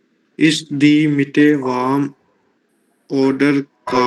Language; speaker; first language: German; non-native, learner; Urdu